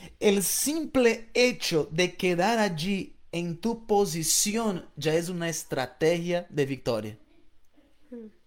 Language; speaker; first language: Spanish; non-native, fluent; Portuguese